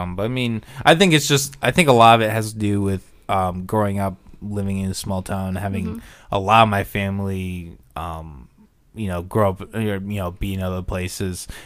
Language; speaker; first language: English; native; English